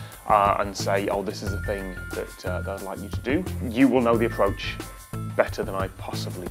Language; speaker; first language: English; native; English